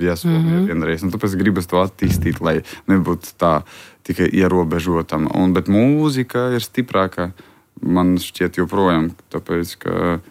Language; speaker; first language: Latvian; non-native, local second language; Russian